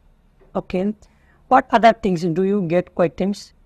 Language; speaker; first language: English; non-native, learner; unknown